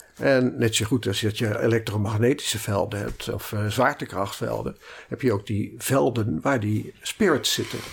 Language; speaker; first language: Dutch; native; Dutch